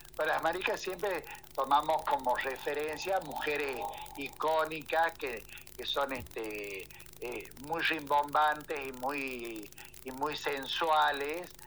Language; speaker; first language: Spanish; native; Spanish